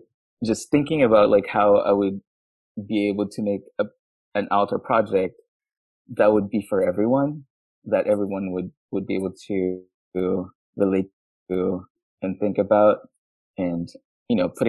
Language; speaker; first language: English; non-native, local second language; Filipino